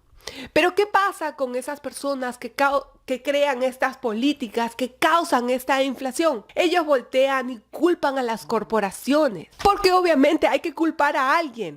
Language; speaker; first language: Spanish; native; Spanish